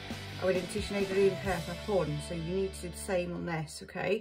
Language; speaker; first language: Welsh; non-native, local second language; English